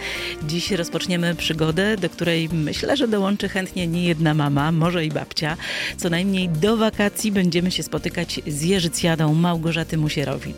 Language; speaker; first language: Polish; native; Polish